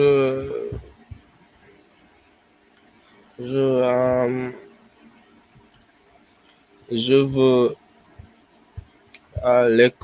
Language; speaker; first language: French; non-native, learner; English